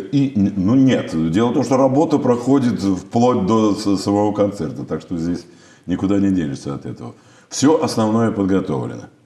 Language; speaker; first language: Russian; native; Russian